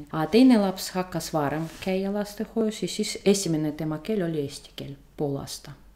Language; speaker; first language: Estonian; non-native, learner; Russian